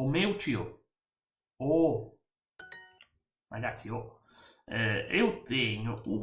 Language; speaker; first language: Portuguese; non-native, learner; Italian